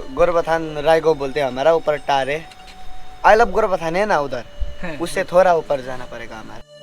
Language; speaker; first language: Hindi; non-native, local second language; Nepali